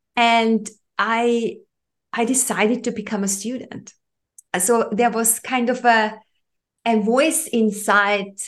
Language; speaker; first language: English; non-native, fluent; German